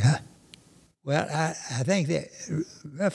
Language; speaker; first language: English; native; English